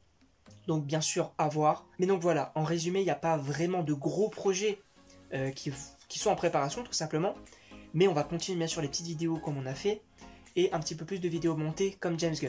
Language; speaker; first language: French; native; French